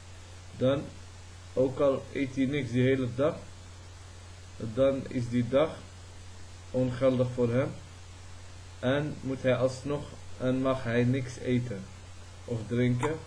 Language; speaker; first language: Dutch; early bilingual, other home language; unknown